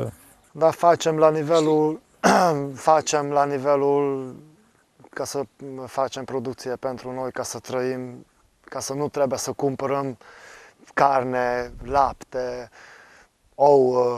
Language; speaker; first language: Romanian; non-native, local second language; Hungarian